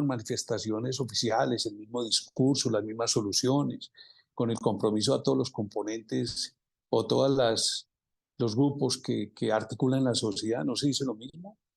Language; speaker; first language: Spanish; native; Spanish